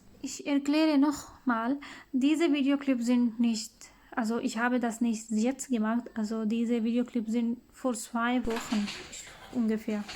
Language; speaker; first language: German; non-native, learner; Urdu